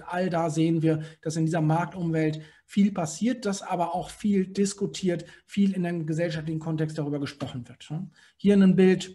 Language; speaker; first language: German; native; German